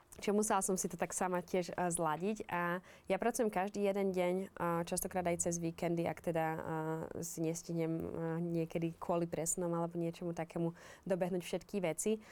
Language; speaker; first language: Slovak; native; Slovak